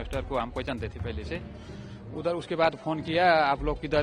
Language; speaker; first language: Hindi; non-native, fluent; Nepali